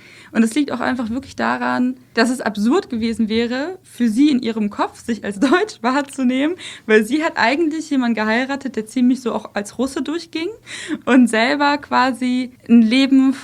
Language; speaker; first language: German; early bilingual, other home language; Russian